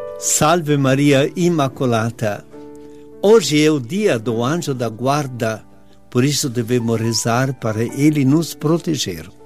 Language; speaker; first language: Portuguese; non-native, fluent; Italian